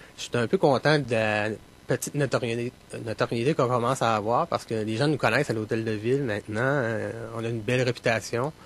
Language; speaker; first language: French; native; French